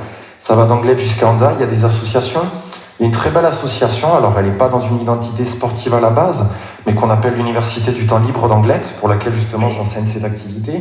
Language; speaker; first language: French; native; French